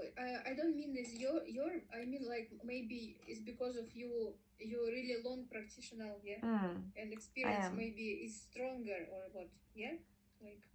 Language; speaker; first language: English; non-native, learner; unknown